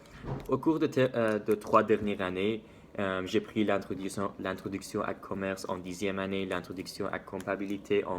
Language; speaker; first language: French; non-native, learner; Persian